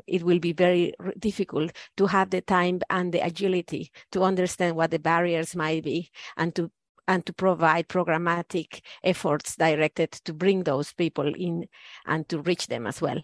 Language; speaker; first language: English; non-native, fluent; Spanish